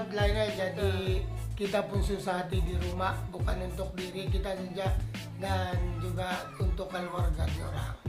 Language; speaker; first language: Indonesian; non-native, fluent; Filipino